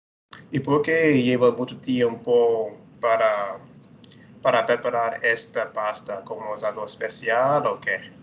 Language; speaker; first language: Spanish; non-native, fluent; English